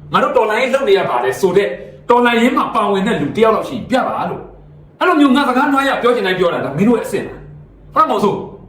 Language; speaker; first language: Burmese; native; Burmese